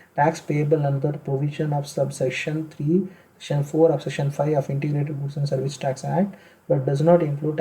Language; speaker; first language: English; non-native, local second language; Kannada